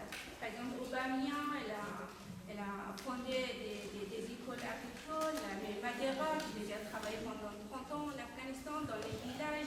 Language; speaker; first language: French; non-native, fluent; Persian